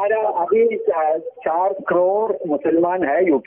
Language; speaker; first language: Hindi; non-native, local second language; Malayalam